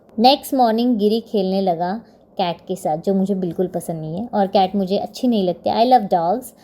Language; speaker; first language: Hindi; non-native, local second language; Marathi